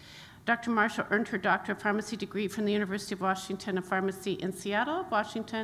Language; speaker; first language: English; native; English